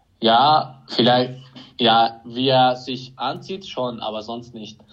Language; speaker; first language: German; non-native, fluent; Hungarian